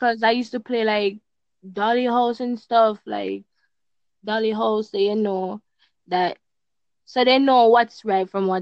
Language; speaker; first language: English; non-native, local second language; Jamaican Creole English